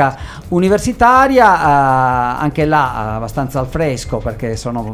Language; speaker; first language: Italian; native; Italian